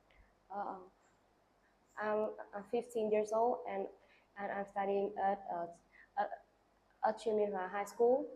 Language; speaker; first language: English; non-native, learner; Vietnamese